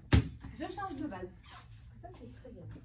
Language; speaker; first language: French; native; French